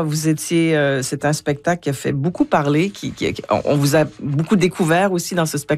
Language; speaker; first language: French; native; French